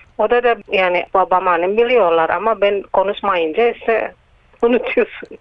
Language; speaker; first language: Turkish; non-native, learner; Indonesian